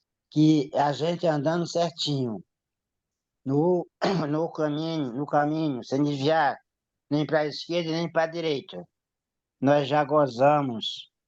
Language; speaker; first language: Portuguese; native; Portuguese